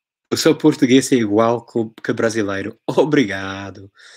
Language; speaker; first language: Portuguese; non-native, fluent; English